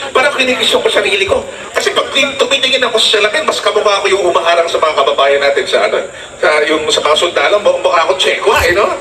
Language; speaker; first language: Filipino; non-native, local second language; Cebuano